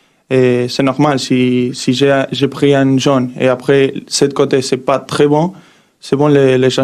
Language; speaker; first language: French; non-native, learner; Spanish